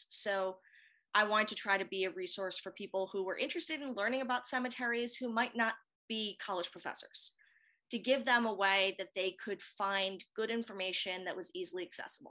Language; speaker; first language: English; native; English